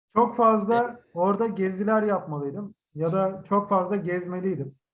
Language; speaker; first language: Turkish; native; Turkish